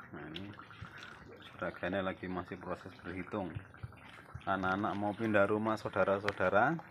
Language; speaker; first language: Indonesian; non-native, local second language; Javanese